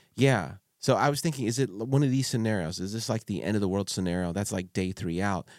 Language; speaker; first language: English; early bilingual, other home language; Filipino